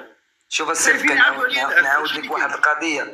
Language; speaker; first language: Arabic; native; Arabic